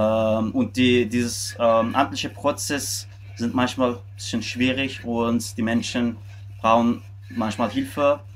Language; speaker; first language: German; non-native, fluent; Turkish